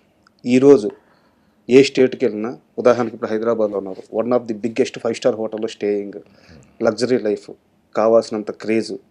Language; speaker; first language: Telugu; native; Telugu